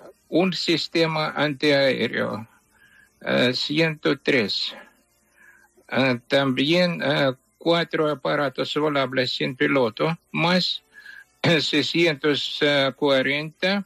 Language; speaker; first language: Spanish; non-native, fluent; Ukrainian